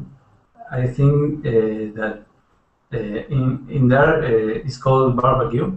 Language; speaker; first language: English; non-native, learner; Spanish